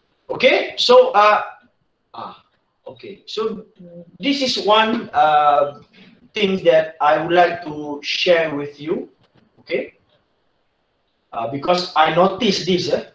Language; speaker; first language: English; non-native, local second language; Malay